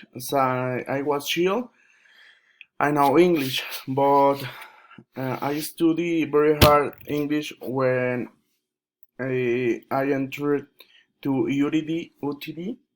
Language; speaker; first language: English; non-native, learner; Spanish